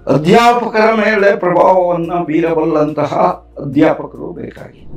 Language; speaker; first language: Kannada; non-native, local second language; Tamil